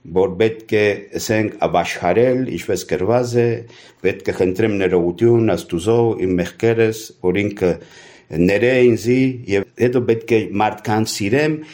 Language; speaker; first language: Armenian; early bilingual, heritage; Armenian